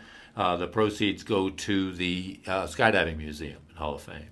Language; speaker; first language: English; native; English